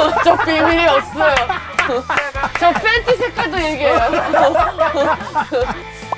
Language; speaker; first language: Korean; native; Korean